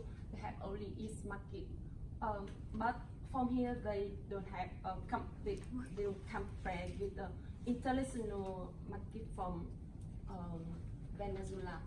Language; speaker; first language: English; non-native, learner; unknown